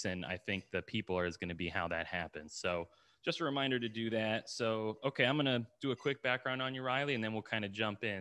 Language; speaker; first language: English; native; English